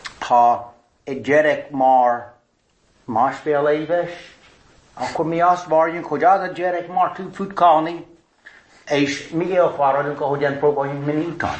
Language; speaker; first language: Hungarian; non-native, fluent; English